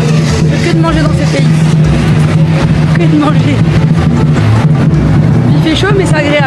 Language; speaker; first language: French; native; French